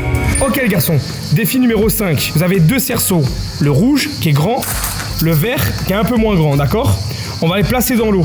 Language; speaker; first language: French; native; French